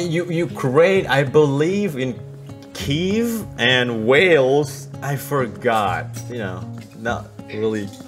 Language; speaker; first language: English; non-native, fluent; Indonesian